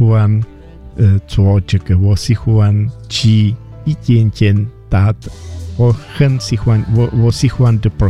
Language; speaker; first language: Chinese; non-native, learner; Czech